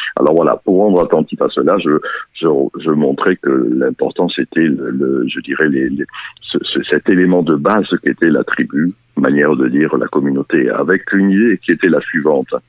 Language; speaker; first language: French; native; French